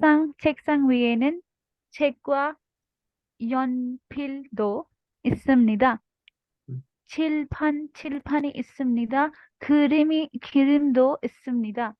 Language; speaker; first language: Korean; non-native, learner; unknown